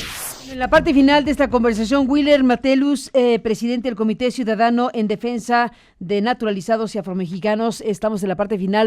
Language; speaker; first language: Spanish; native; Spanish